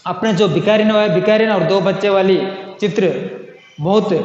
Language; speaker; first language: Hindi; non-native, local second language; Telugu